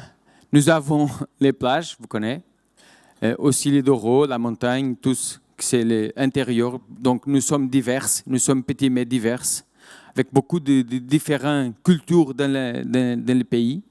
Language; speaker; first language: French; non-native, fluent; Portuguese